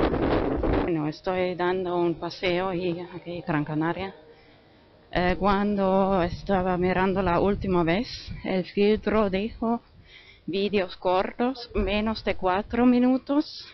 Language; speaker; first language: Spanish; non-native, fluent; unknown